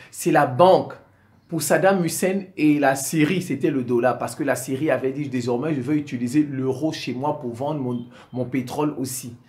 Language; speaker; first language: French; non-native, local second language; Sango